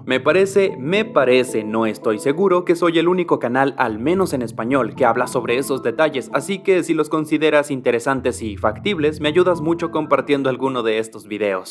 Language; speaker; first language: Spanish; native; Spanish